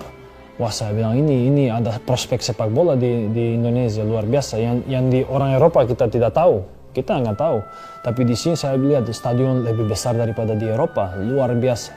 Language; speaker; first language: Indonesian; non-native, fluent; Serbian